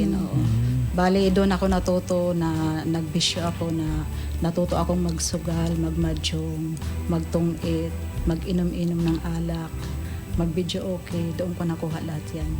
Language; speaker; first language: Filipino; non-native, local second language; Waray